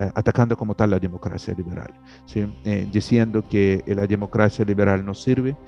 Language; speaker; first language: Spanish; non-native, fluent; Russian